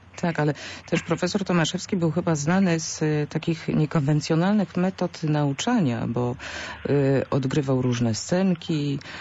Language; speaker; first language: Polish; native; Polish